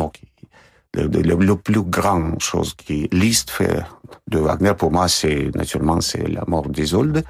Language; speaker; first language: French; non-native, fluent; Russian